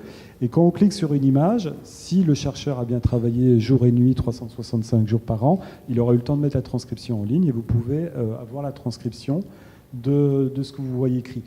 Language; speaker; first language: French; native; French